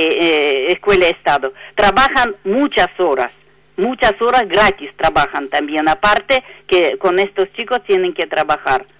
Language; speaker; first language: Spanish; non-native, fluent; Russian